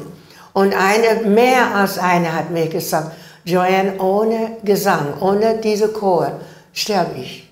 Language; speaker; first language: German; non-native, learner; English